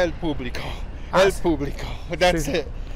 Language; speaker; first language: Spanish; non-native, learner; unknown